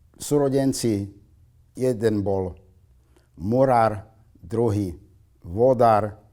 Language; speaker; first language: Slovak; non-native, local second language; Romany